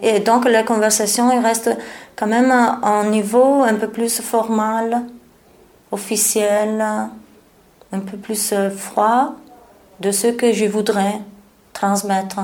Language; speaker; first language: French; non-native, learner; Italian